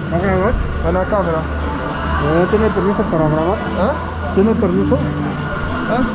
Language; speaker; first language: English; non-native, fluent; Italian